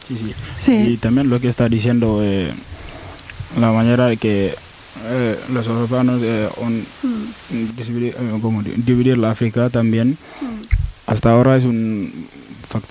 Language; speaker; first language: Spanish; non-native, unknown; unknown